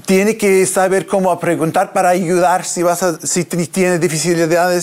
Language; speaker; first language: Spanish; non-native, learner; English